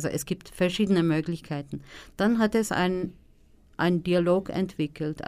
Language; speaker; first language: German; non-native, fluent; Turkish